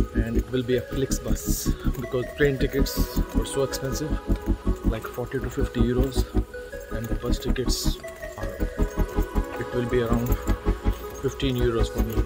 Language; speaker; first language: English; non-native, local second language; Hindi